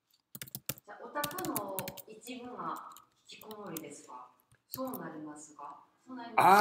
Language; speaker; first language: Japanese; non-native, fluent; Korean